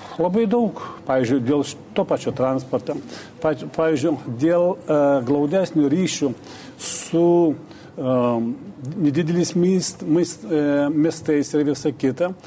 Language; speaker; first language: Lithuanian; non-native, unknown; Russian